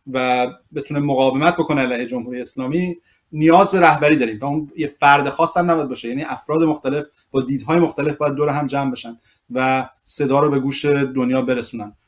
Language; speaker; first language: Persian; early bilingual, other home language; English